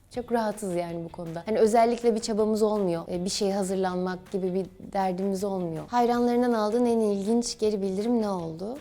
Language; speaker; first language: Turkish; native; Turkish